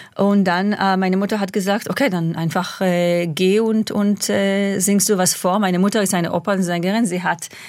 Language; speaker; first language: German; non-native, fluent; Hebrew